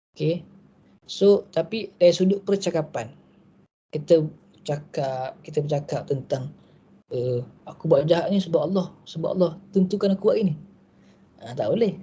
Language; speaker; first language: Malay; native; Malay